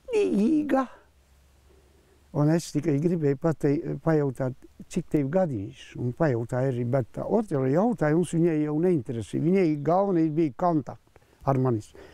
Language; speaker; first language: Latvian; non-native, fluent; Hungarian